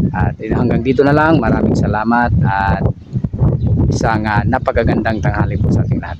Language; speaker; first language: Filipino; native; Filipino